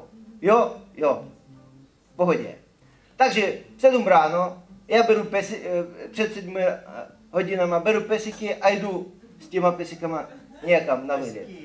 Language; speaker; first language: Czech; non-native, fluent; Ukrainian